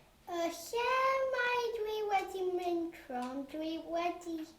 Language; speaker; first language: Welsh; non-native, local second language; English